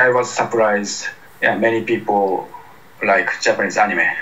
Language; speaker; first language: English; non-native, learner; Japanese